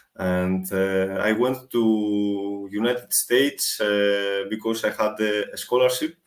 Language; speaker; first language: English; non-native, fluent; Greek